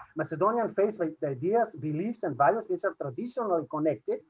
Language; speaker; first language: English; non-native, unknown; Macedonian